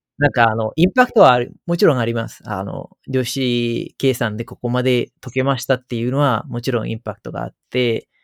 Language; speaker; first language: Japanese; non-native, fluent; Sinhala